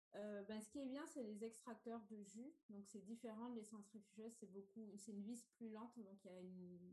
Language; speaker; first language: French; native; French